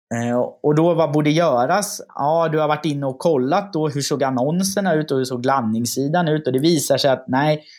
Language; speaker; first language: Swedish; native; Swedish